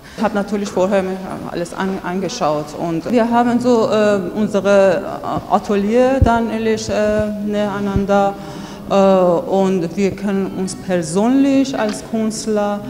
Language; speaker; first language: German; non-native, fluent; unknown